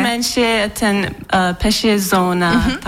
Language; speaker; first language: Slovak; non-native, learner; English